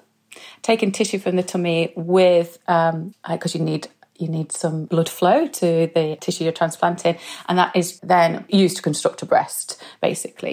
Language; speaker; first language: English; native; English